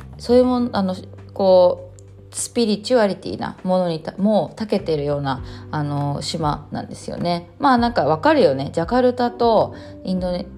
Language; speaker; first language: Japanese; native; Japanese